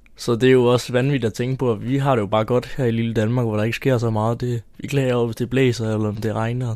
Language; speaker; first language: Danish; native; Danish